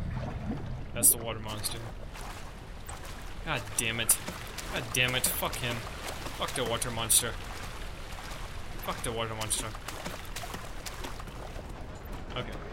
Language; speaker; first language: English; native; English